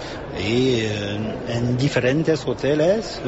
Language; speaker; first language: Spanish; non-native, fluent; French